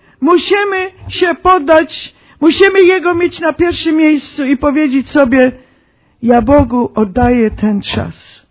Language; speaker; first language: Polish; early bilingual, heritage; Polish